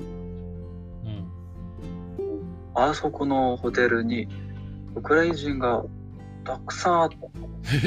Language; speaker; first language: Japanese; non-native, learner; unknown